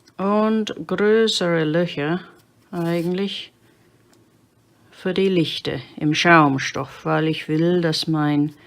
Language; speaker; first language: German; non-native, fluent; English